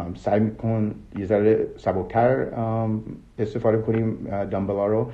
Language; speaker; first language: Persian; early bilingual, heritage; Persian